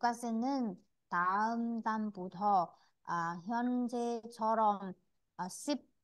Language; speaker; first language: Korean; non-native, learner; Vietnamese